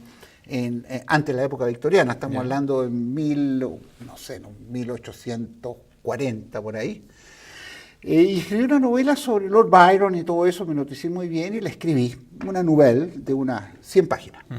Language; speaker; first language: Spanish; native; Spanish